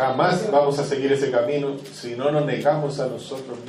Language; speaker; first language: Spanish; native; Spanish